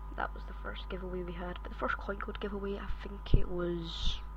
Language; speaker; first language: English; native; English